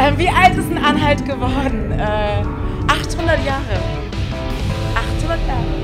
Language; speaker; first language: German; native; German